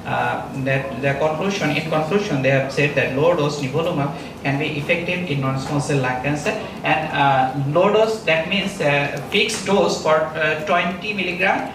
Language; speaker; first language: English; non-native, local second language; Bangla